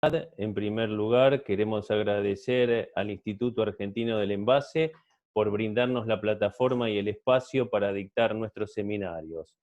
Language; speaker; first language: Spanish; native; Spanish